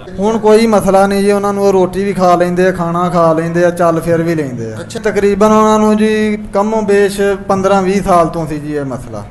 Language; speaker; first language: Punjabi; native; Punjabi